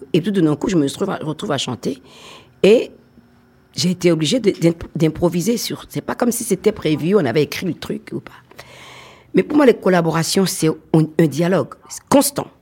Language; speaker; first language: French; non-native, local second language; Fon